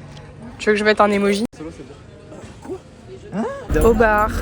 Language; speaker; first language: French; native; French